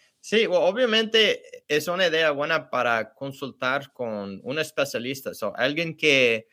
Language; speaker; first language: Spanish; early bilingual, heritage; English